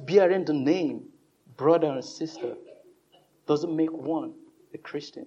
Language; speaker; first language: English; non-native, local second language; Yoruba